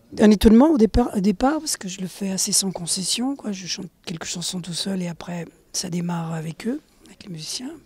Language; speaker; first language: French; early bilingual, other home language; Spanish